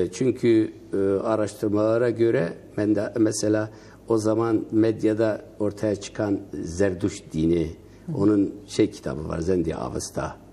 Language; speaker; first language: Turkish; non-native, local second language; Kurdish